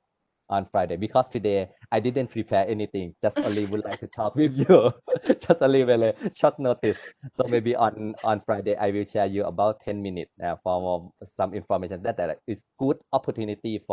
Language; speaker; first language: English; non-native, learner; Thai